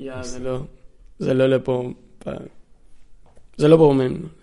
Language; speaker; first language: Slovenian; early bilingual, heritage; Slovenian